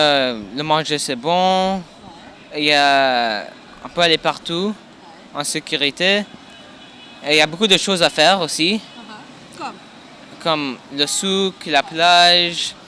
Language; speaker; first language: French; non-native, learner; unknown